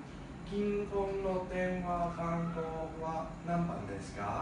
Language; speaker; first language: Japanese; non-native, learner; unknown